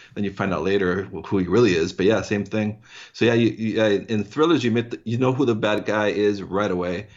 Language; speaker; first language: English; early bilingual, heritage; English